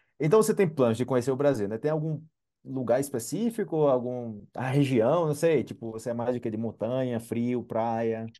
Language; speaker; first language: Portuguese; native; Portuguese